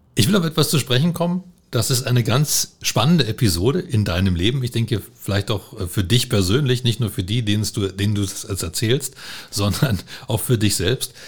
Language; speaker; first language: German; native; German